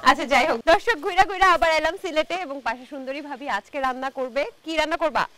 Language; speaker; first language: Bangla; native; Bangla